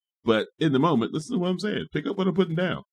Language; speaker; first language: English; native; English